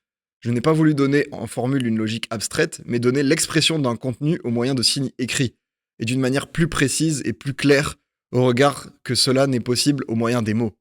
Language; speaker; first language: French; native; French